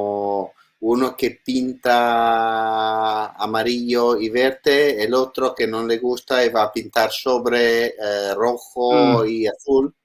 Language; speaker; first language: Spanish; non-native, learner; Italian